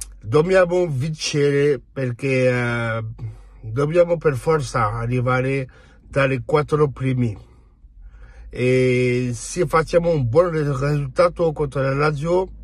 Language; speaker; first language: Italian; non-native, fluent; French